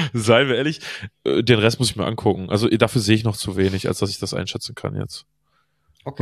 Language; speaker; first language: German; native; German